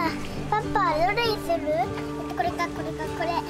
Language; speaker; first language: Japanese; native; Japanese